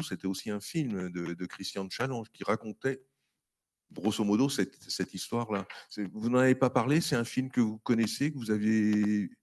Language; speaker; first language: French; native; French